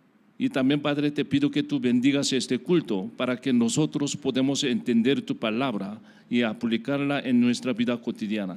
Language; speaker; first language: Spanish; non-native, learner; Korean